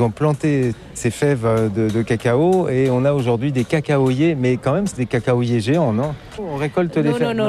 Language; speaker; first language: French; native; French